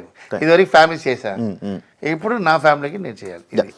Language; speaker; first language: Telugu; non-native, learner; Tamil